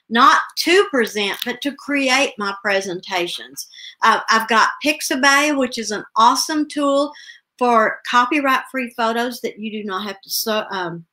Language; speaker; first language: English; native; English